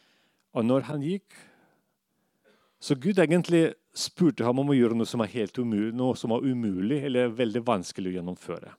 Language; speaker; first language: Norwegian; non-native, fluent; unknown